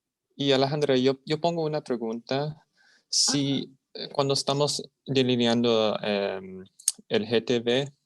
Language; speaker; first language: Spanish; non-native, fluent; English